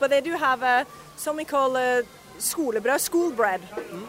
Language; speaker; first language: English; non-native, fluent; Norwegian